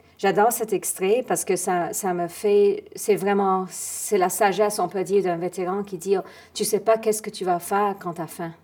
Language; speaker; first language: French; non-native, fluent; English